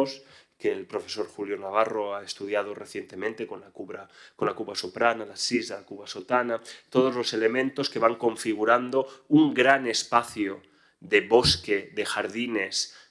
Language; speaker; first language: Spanish; native; Spanish